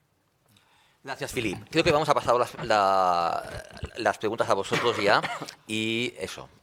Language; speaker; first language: Spanish; native; Spanish